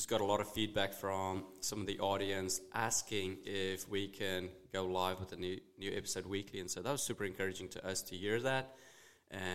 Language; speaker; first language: English; non-native, local second language; Afrikaans